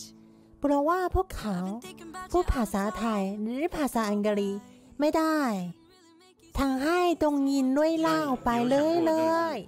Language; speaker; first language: Thai; non-native, learner; Chinese